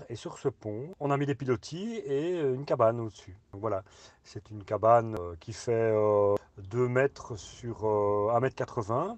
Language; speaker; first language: French; native; French